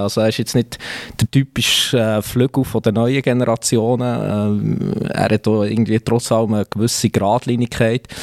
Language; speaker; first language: German; native; German